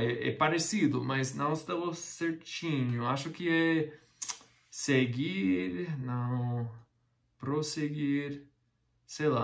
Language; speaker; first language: Portuguese; non-native, fluent; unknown